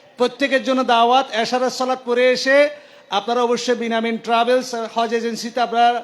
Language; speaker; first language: Bangla; native; Bangla